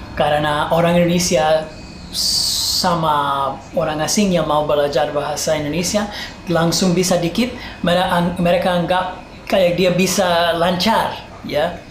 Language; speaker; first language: Indonesian; non-native, fluent; English